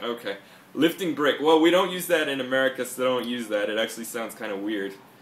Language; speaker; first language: English; native; English